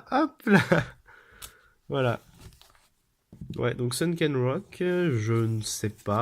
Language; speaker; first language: French; native; French